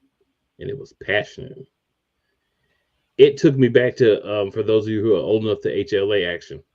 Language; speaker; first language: English; native; English